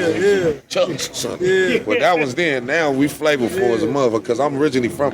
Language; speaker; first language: English; native; English